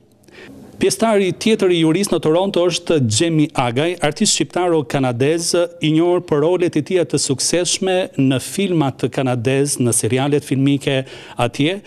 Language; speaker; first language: Albanian; native; Albanian